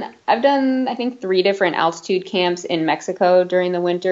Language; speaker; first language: English; native; English